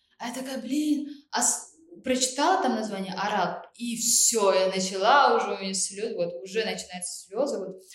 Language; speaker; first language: Russian; non-native, local second language; Uzbek